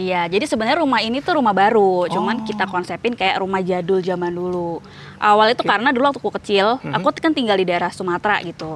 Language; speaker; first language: Indonesian; native; Indonesian